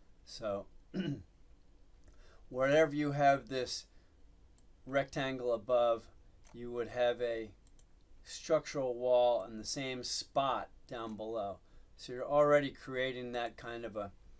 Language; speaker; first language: English; native; English